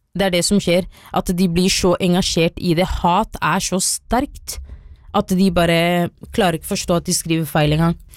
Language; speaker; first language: Norwegian; early bilingual, other home language; Somali